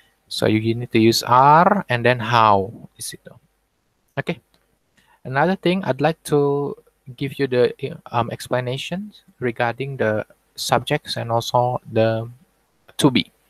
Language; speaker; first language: English; non-native, fluent; Indonesian